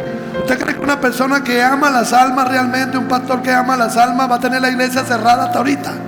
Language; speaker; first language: Spanish; native; Spanish